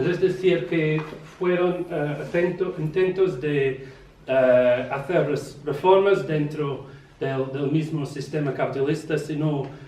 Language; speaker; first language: Spanish; non-native, learner; English